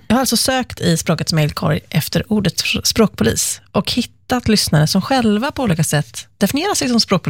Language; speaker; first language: Swedish; native; Swedish